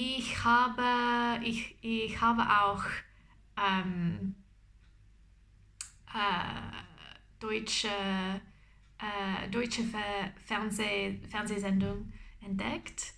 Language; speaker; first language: German; non-native, learner; English